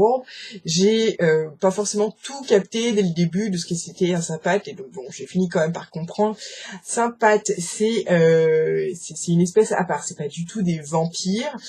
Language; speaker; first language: French; native; French